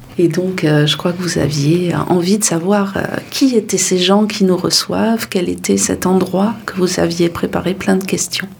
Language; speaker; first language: French; native; French